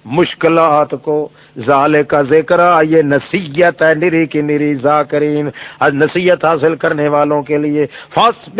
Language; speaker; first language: Urdu; non-native, local second language; Saraiki